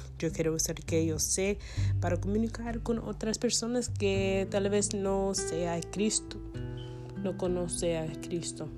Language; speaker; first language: Spanish; non-native, learner; English